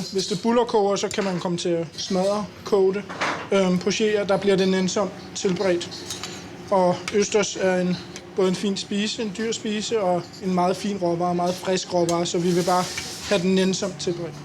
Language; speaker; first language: Danish; native; Danish